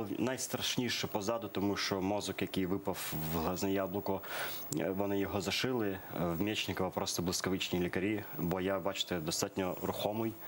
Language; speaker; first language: Ukrainian; early bilingual, other home language; Persian